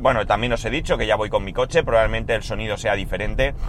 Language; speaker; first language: Spanish; native; Spanish